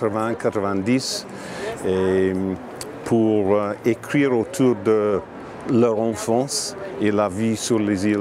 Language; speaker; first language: French; non-native, learner; English